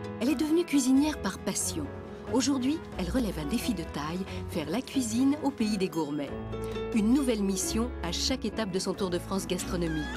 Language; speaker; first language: French; native; French